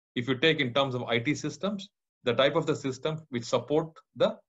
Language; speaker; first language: English; non-native, local second language; Kannada